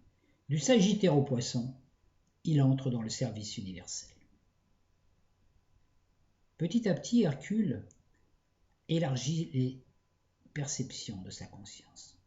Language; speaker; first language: French; native; French